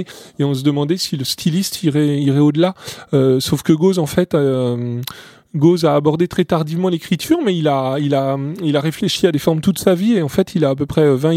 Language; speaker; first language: French; native; French